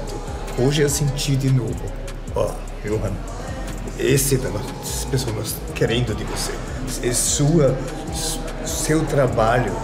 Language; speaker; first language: Portuguese; non-native, learner; Spanish